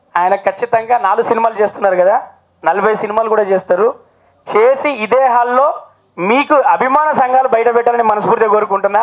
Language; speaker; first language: Telugu; native; Telugu